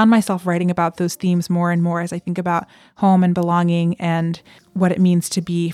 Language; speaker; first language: English; native; English